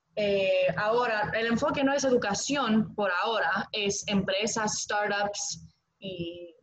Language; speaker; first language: Spanish; non-native, fluent; Greek